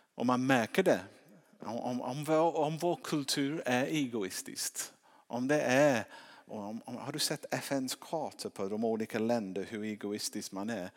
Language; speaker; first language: Swedish; non-native, fluent; English